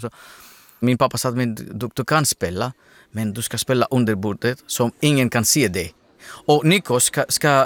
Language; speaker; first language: Swedish; non-native, learner; Greek